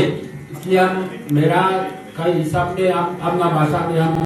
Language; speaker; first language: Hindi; non-native, local second language; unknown